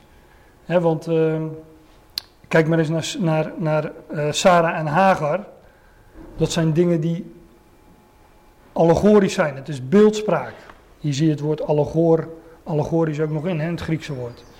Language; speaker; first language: Dutch; native; Dutch